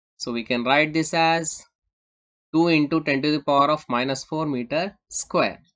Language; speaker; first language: English; non-native, local second language; Urdu